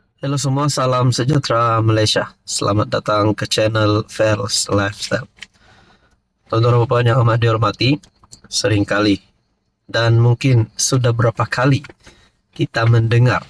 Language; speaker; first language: Malay; native; Malay